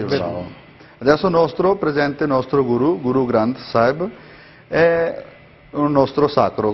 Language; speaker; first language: Italian; non-native, learner; Punjabi